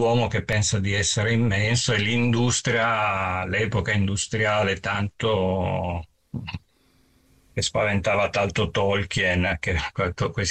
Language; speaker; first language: Italian; native; Italian